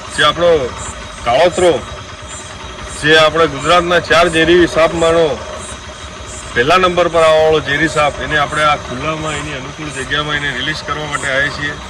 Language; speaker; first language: Gujarati; non-native, local second language; Bhili